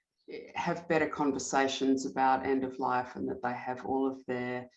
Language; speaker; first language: English; native; English